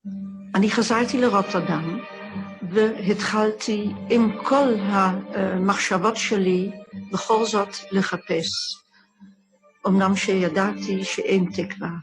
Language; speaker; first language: Hebrew; non-native, fluent; Dutch